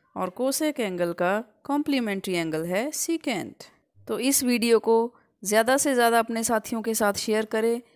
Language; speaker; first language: Hindi; non-native, local second language; Punjabi